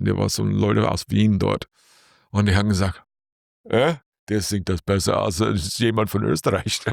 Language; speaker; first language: German; non-native, learner; English